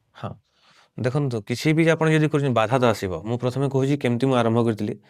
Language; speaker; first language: Odia; non-native, local second language; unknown